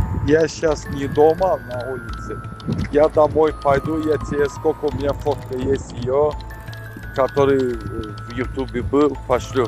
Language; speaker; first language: Russian; non-native, fluent; Azerbaijani